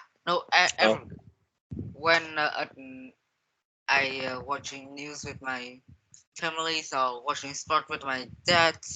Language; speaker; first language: English; non-native, learner; Vietnamese